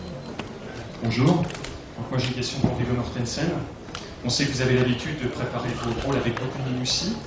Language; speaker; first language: French; native; French